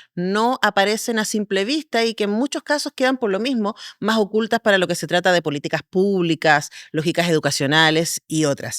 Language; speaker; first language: Spanish; native; Spanish